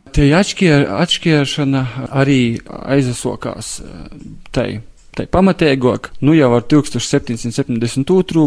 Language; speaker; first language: Latvian; native; Latvian